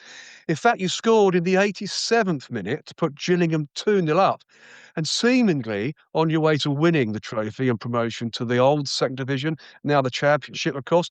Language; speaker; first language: English; native; English